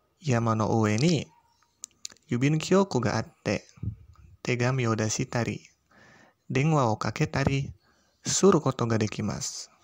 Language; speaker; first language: Japanese; non-native, fluent; Indonesian